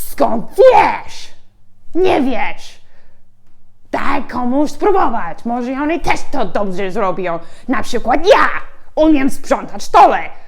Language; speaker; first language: Polish; non-native, learner; English